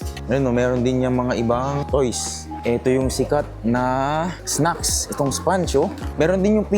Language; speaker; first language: Filipino; native; Filipino